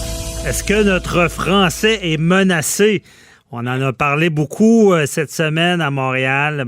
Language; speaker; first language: French; native; French